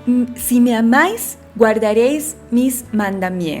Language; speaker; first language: Spanish; native; Spanish